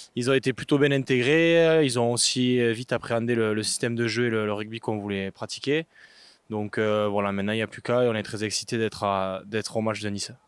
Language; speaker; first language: French; native; French